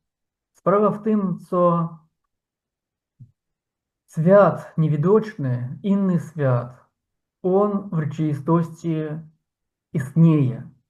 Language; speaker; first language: Polish; non-native, fluent; Ukrainian